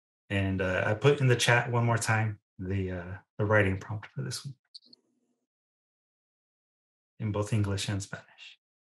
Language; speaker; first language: English; early bilingual, other home language; Spanish